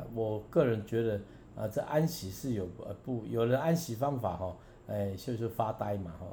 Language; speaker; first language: Chinese; non-native, local second language; Min Nan Chinese